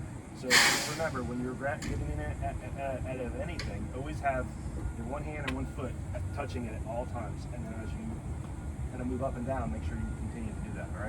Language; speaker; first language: English; native; English